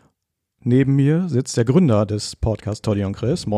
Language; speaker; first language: German; native; German